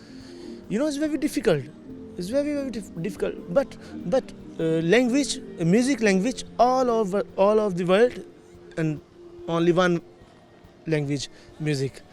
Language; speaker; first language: English; non-native, learner; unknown